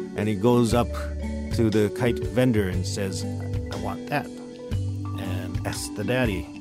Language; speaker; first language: English; early bilingual, other home language; Japanese